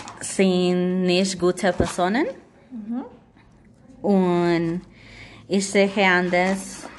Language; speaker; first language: German; non-native, learner; Spanish